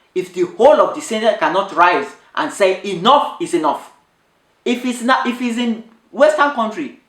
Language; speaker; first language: English; non-native, local second language; Yoruba